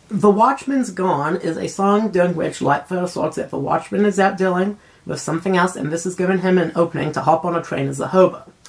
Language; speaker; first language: English; native; English